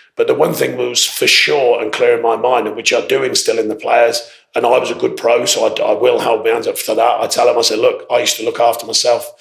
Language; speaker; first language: English; native; English